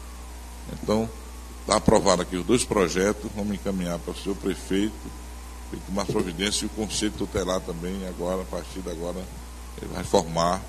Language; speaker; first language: Portuguese; native; Portuguese